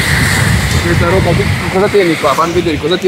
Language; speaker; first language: Italian; native; Italian